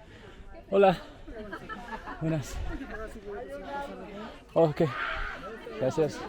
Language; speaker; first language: Spanish; early bilingual, heritage; English